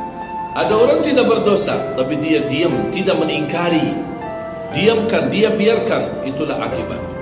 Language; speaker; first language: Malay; non-native, fluent; Arabic